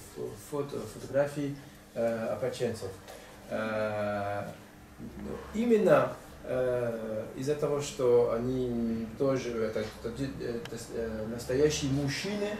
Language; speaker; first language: Russian; non-native, fluent; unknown